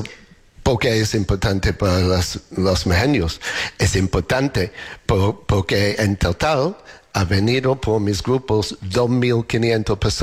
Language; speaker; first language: Spanish; non-native, learner; English